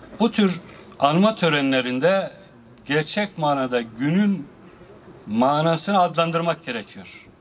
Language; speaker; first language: Turkish; native; Turkish